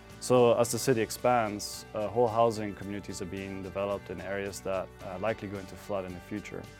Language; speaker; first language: English; non-native, fluent; German